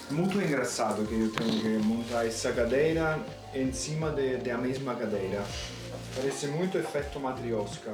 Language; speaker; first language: Portuguese; non-native, fluent; Italian